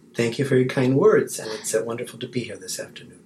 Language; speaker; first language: English; native; English